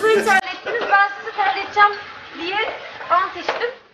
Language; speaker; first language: Turkish; native; Turkish